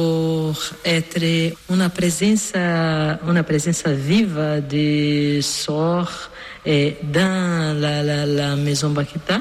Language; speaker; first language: French; non-native, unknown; Portuguese